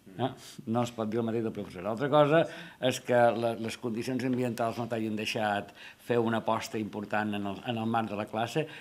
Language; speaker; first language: Catalan; native; Catalan